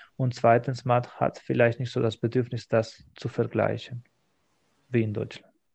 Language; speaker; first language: German; non-native, fluent; Spanish